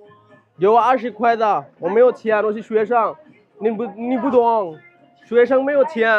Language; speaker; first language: Chinese; non-native, learner; Bangla